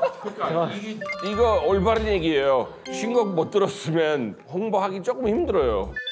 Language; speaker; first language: Korean; non-native, fluent; English